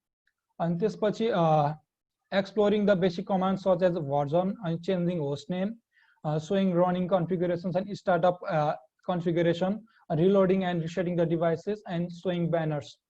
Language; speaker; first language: Nepali; native; Nepali